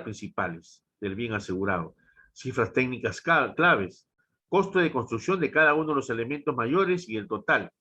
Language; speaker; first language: Spanish; native; Spanish